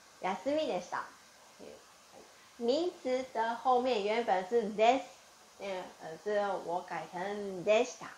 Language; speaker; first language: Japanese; non-native, fluent; Chinese